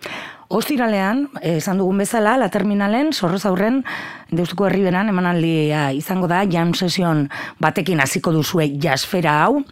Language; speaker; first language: Basque; native; Basque